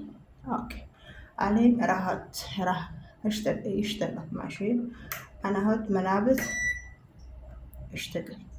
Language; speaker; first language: Arabic; non-native, learner; Amharic